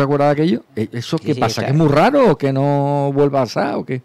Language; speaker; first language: Spanish; native; Spanish